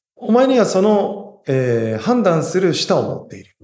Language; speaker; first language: Japanese; native; Japanese